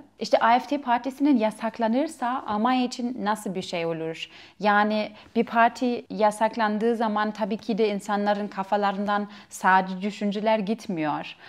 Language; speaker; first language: Turkish; non-native, fluent; German